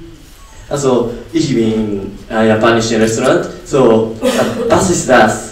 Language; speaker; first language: German; non-native, learner; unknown